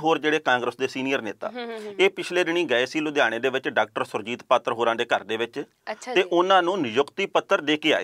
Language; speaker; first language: Punjabi; native; Punjabi